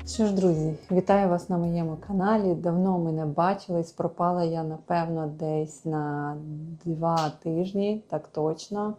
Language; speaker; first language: Ukrainian; non-native, local second language; Russian